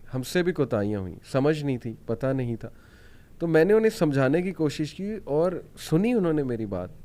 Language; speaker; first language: Urdu; native; Urdu